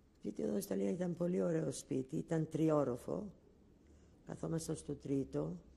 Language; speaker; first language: Greek; non-native, local second language; Ladino